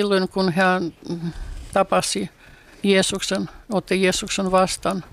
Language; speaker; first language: Finnish; non-native, fluent; Russian